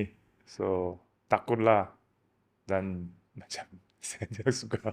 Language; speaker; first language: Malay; non-native, learner; Korean